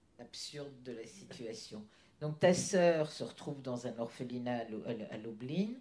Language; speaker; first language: French; native; French